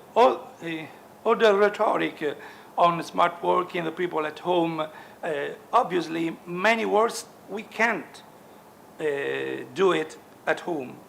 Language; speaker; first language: English; non-native, learner; Italian